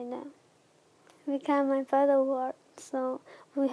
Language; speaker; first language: English; non-native, learner; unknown